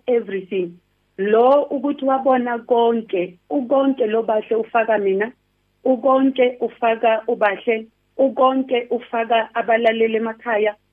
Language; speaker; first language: Zulu; native; Zulu